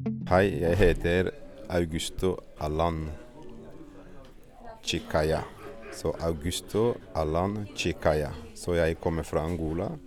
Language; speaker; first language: Norwegian; non-native, fluent; Portuguese